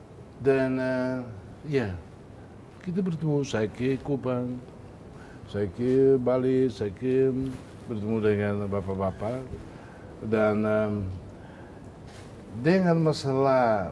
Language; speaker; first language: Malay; non-native, fluent; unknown